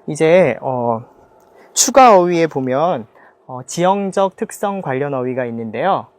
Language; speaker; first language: Korean; native; Korean